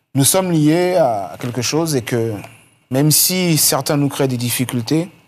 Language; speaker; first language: French; native; French